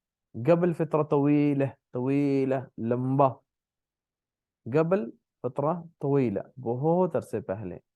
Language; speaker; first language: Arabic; non-native, fluent; Urdu